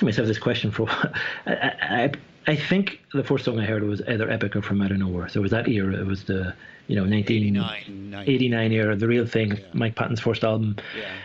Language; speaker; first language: English; native; English